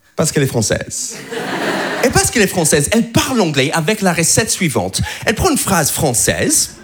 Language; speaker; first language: French; non-native, fluent; English